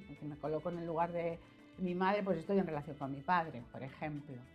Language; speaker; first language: Spanish; native; Spanish